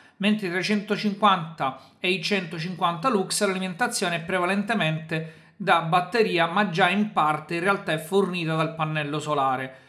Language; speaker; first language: Italian; native; Italian